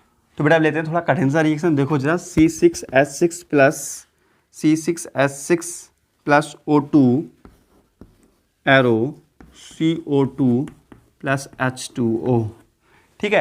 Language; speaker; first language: Hindi; native; Hindi